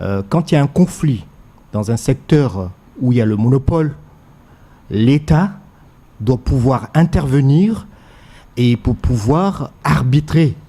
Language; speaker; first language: French; non-native, local second language; Comorian